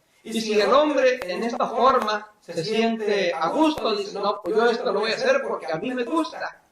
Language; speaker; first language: Spanish; native; Spanish